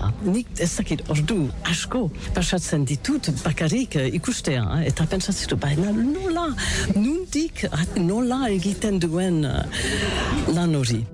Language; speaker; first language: Basque; non-native, learner; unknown